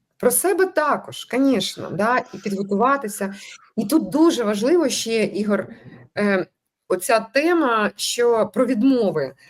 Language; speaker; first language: Ukrainian; non-native, local second language; Russian